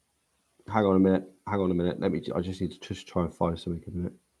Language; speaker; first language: English; native; English